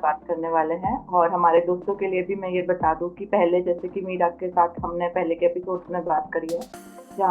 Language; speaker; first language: Hindi; native; Hindi